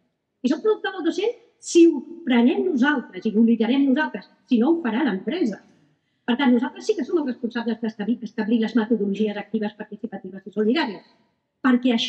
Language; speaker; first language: Catalan; native; Catalan